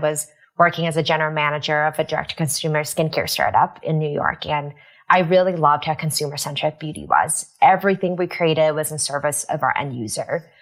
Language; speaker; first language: English; native; English